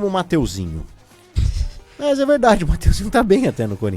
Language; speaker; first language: Portuguese; native; Portuguese